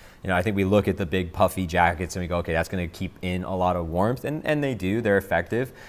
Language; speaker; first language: English; native; English